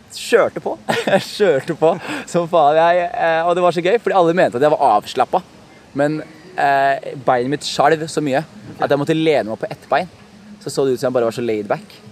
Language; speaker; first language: Norwegian; early bilingual, other home language; Somali